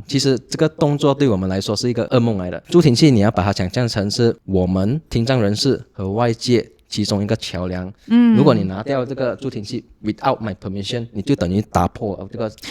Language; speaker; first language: Chinese; non-native, local second language; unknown